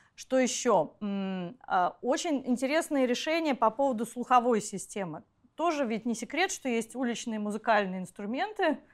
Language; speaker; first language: Russian; native; Russian